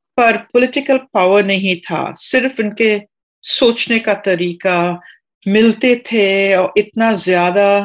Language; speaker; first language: Hindi; non-native, fluent; English